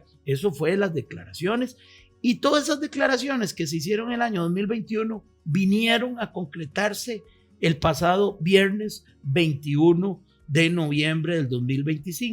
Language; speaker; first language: Spanish; native; Spanish